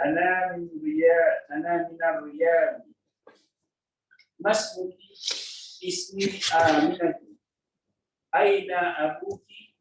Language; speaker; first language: Arabic; non-native, learner; Indonesian